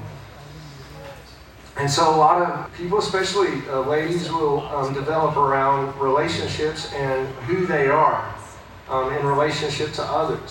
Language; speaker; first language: English; native; English